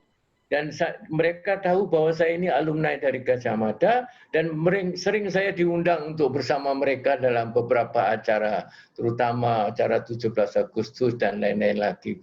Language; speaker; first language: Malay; non-native, local second language; Javanese